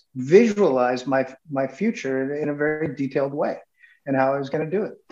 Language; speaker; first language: English; native; English